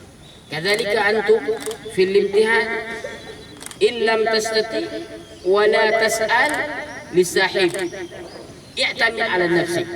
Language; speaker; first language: Arabic; non-native, fluent; Indonesian